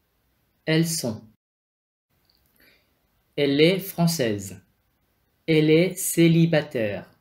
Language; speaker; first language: French; non-native, fluent; Vietnamese